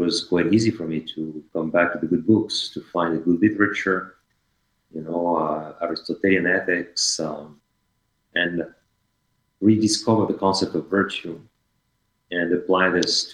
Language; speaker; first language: English; non-native, fluent; French